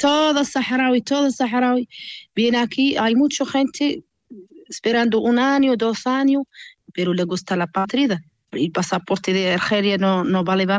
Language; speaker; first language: Spanish; non-native, learner; Arabic